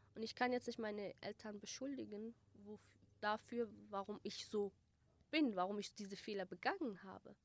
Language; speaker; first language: German; early bilingual, other home language; Kurdish